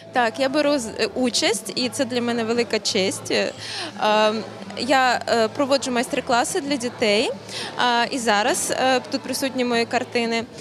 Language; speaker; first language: Ukrainian; native; Ukrainian